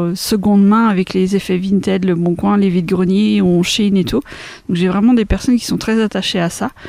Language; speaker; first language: French; native; French